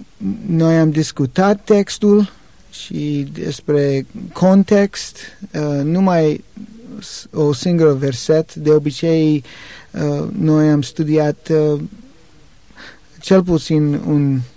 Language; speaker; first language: Romanian; non-native, learner; English